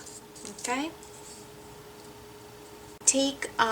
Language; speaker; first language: English; non-native, fluent; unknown